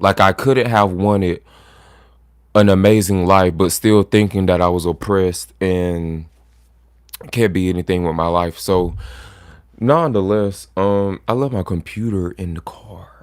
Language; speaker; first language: English; native; English